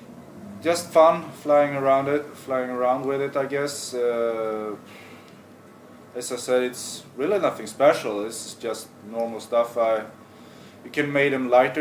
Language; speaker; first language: English; non-native, fluent; Swedish